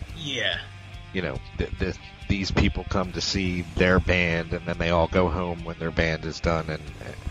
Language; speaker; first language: English; native; English